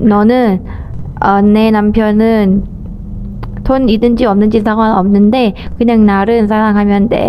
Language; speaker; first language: Korean; non-native, learner; Thai